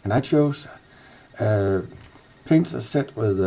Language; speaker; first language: English; non-native, fluent; Danish